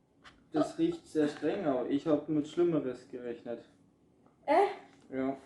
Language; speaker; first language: German; native; German